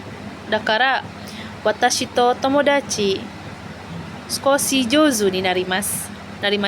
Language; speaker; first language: Japanese; non-native, learner; Indonesian